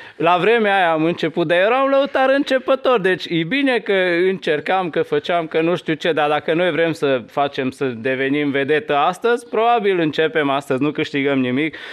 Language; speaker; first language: Romanian; non-native, local second language; Hungarian